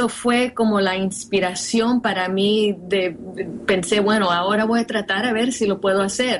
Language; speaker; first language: Spanish; early bilingual, heritage; Spanish